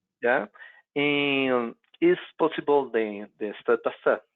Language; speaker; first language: English; non-native, local second language; Spanish